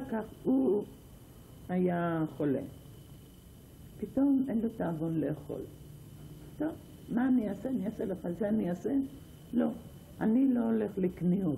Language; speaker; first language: Hebrew; non-native, fluent; Ladino